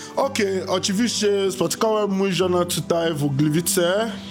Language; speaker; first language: Polish; non-native, learner; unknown